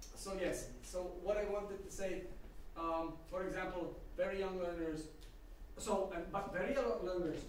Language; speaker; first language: English; non-native, fluent; Slovak